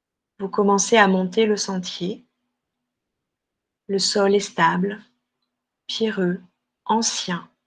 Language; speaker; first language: French; native; French